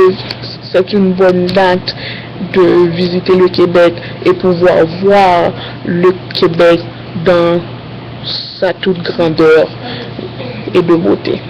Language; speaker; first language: French; non-native, learner; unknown